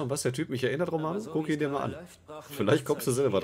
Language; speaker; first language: German; native; German